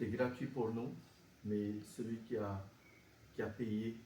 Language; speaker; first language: French; native; French